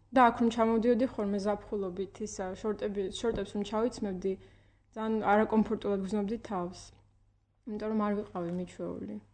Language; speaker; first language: Georgian; early bilingual, heritage; Georgian